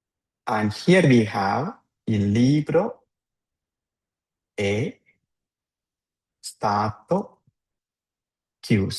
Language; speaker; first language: Italian; non-native, fluent; Tamil